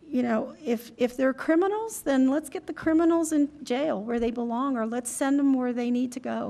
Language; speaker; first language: English; native; English